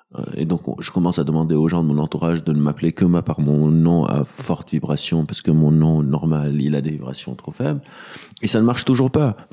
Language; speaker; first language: French; non-native, local second language; Arabic